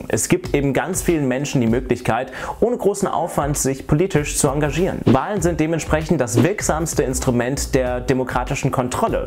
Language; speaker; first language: German; native; German